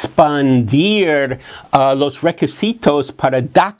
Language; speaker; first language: Spanish; non-native, fluent; English